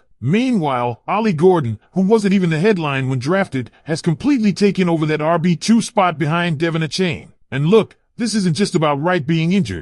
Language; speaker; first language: English; native; English